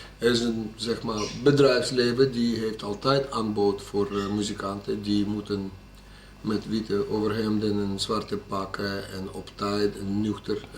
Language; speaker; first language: Dutch; non-native, fluent; Russian